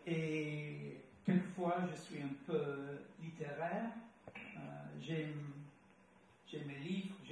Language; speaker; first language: French; non-native, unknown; English